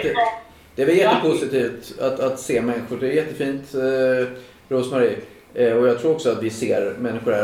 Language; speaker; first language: Swedish; native; Swedish